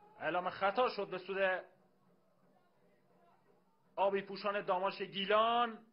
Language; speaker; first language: Persian; native; Persian